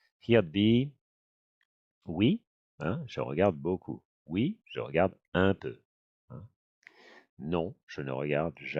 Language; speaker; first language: French; non-native, fluent; English